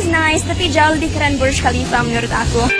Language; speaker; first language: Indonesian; non-native, local second language; English